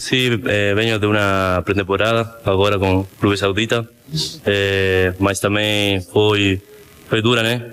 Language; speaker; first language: Portuguese; non-native, learner; Spanish